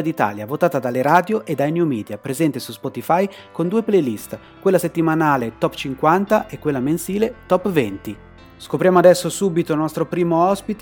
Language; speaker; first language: Italian; native; Italian